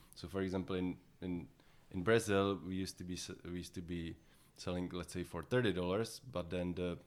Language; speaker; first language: English; non-native, fluent; Czech